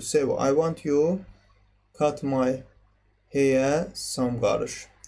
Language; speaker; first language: English; non-native, fluent; Azerbaijani